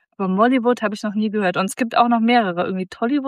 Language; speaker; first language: German; native; German